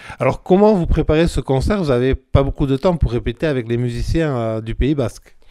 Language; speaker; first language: French; native; French